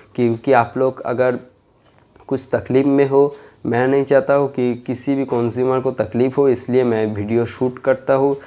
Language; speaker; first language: Hindi; non-native, local second language; Bangla